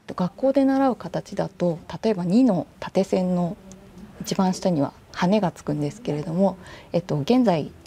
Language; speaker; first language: Japanese; native; Japanese